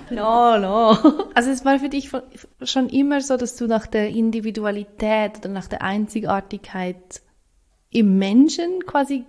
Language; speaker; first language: German; native; German